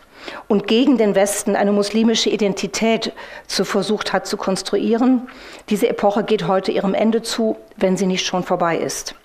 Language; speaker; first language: German; native; German